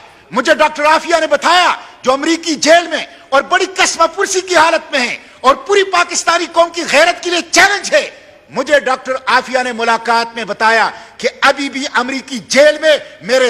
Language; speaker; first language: Urdu; non-native, local second language; Pashto